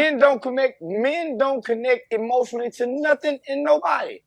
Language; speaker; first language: English; native; English